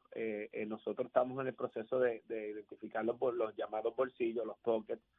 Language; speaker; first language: Spanish; native; Spanish